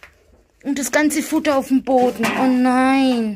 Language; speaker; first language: German; native; German